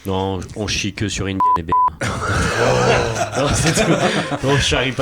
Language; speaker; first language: French; native; French